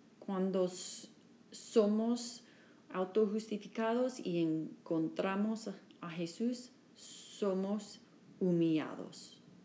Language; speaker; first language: Spanish; non-native, learner; English